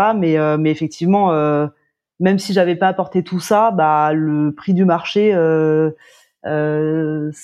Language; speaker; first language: French; native; French